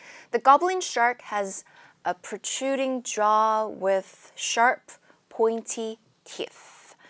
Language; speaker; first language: English; non-native, fluent; Korean